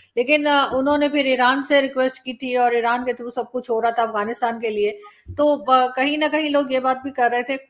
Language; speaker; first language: Urdu; native; Urdu